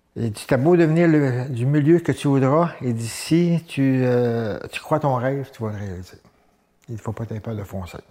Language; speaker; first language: French; native; French